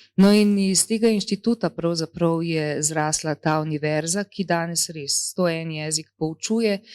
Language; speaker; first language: Slovenian; native; Slovenian